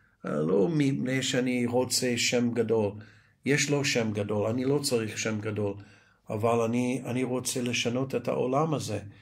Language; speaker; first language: Hebrew; non-native, fluent; English